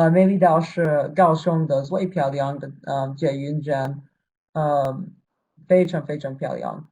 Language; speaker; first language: Chinese; non-native, learner; English